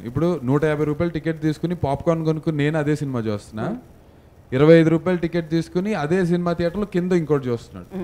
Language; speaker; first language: Telugu; native; Telugu